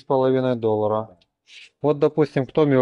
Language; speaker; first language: Russian; native; Russian